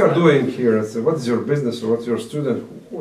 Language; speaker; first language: English; non-native, fluent; Latvian